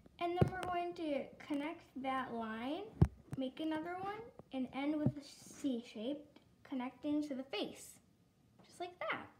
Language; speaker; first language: English; native; English